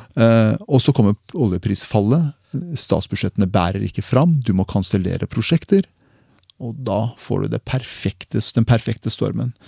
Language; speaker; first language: Norwegian; early bilingual, other home language; Persian